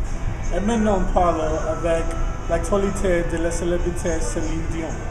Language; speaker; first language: French; non-native, learner; English